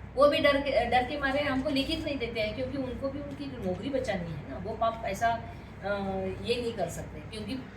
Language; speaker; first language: Hindi; non-native, local second language; Marathi